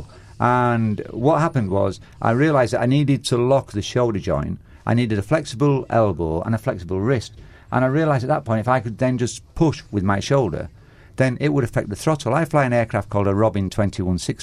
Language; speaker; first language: English; native; English